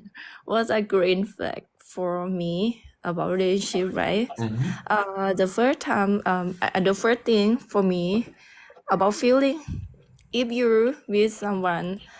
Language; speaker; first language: English; non-native, learner; Thai